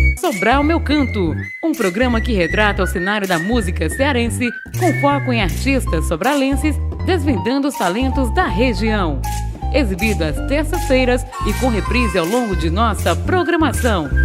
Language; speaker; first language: Portuguese; native; Portuguese